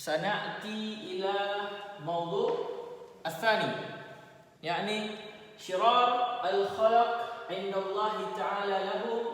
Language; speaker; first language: Arabic; non-native, fluent; Indonesian